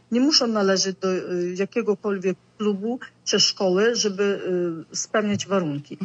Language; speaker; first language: Polish; early bilingual, other home language; Ukrainian